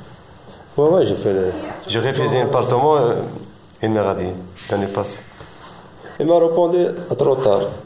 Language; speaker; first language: French; non-native, learner; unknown